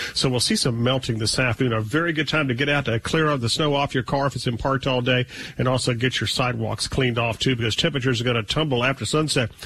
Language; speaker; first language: English; native; English